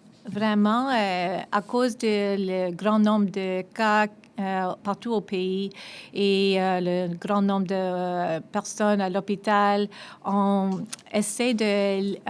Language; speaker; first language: French; non-native, local second language; English